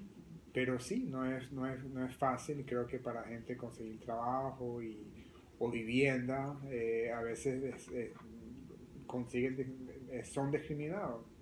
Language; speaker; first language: Spanish; early bilingual, other home language; French